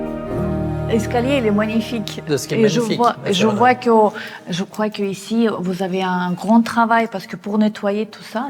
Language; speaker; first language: French; non-native, learner; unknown